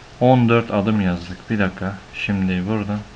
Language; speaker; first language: Turkish; native; Turkish